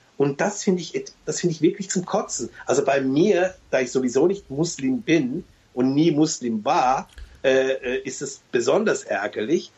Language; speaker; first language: German; early bilingual, other home language; Turkish